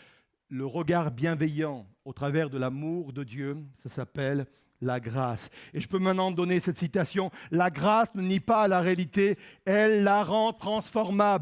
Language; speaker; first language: French; native; French